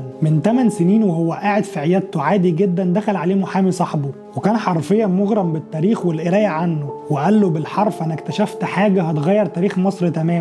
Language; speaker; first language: Arabic; native; Arabic